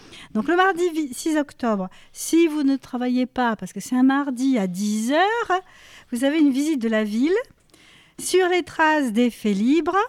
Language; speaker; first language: French; native; French